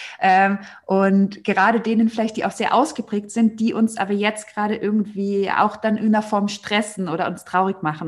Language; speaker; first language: German; native; German